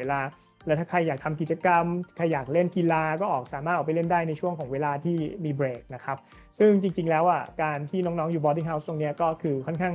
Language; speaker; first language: Thai; native; Thai